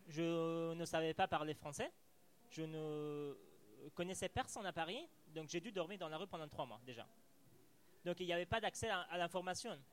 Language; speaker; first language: French; non-native, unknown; Persian